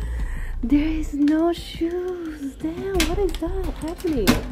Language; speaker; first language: English; non-native, learner; Japanese